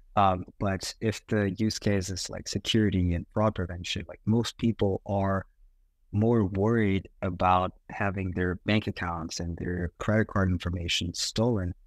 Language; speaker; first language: English; non-native, fluent; Portuguese